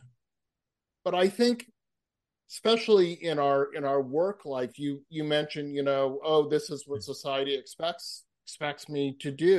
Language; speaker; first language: English; native; English